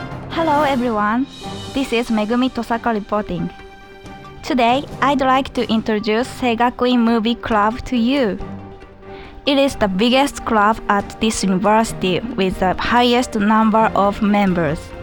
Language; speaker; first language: English; non-native, fluent; Japanese